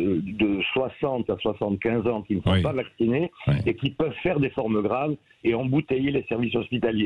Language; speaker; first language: French; native; French